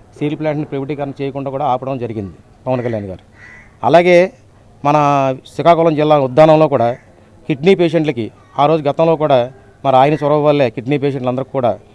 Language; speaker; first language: Telugu; native; Telugu